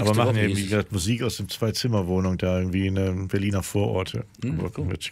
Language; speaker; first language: German; native; German